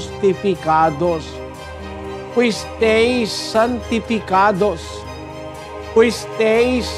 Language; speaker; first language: Spanish; non-native, learner; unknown